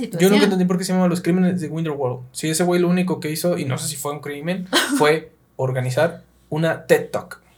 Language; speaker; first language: Spanish; native; Spanish